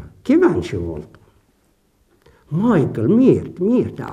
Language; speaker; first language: Hungarian; non-native, fluent; Arabic